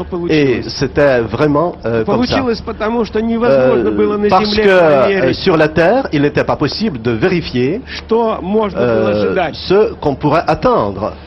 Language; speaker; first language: French; non-native, fluent; Russian